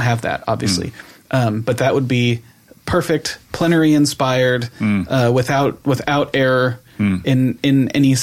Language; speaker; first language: English; native; English